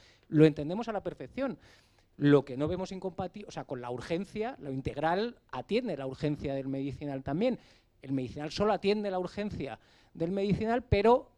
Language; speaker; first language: Spanish; native; Spanish